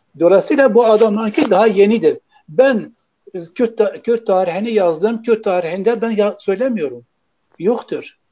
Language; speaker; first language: Turkish; non-native, local second language; Kurdish